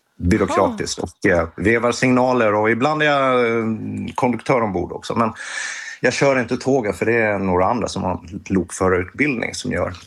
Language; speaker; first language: Swedish; native; Swedish